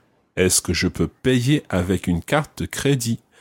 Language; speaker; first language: French; non-native, fluent; English